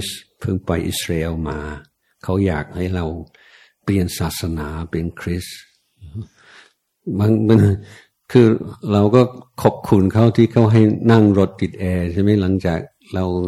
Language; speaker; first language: Thai; non-native, fluent; English